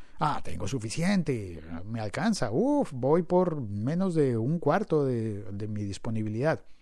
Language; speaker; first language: Spanish; native; Spanish